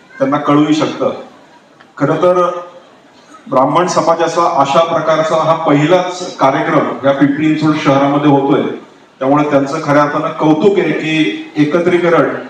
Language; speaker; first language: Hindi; non-native, local second language; Marathi